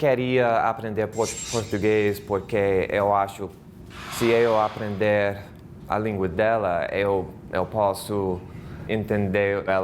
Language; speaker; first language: Portuguese; non-native, learner; English